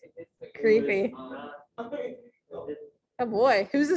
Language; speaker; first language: English; native; English